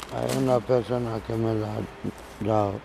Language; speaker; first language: Spanish; non-native, learner; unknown